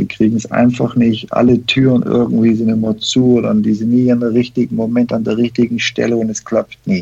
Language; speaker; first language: German; early bilingual, heritage; German